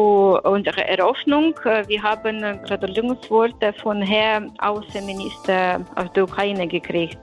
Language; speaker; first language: German; non-native, fluent; Ukrainian